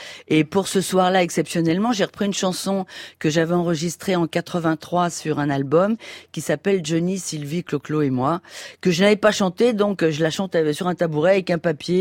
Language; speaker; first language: French; native; French